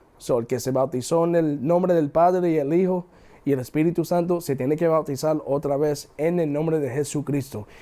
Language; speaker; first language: Spanish; early bilingual, heritage; English